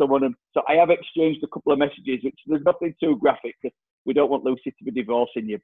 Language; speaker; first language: English; native; English